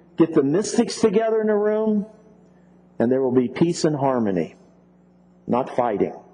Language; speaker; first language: English; native; English